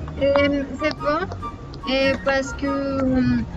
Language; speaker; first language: French; non-native, learner; Spanish